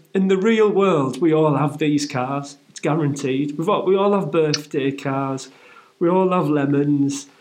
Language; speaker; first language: English; native; English